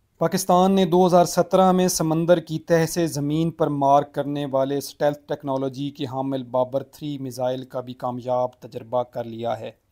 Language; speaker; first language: Urdu; native; Urdu